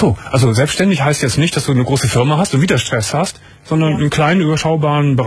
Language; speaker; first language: German; native; German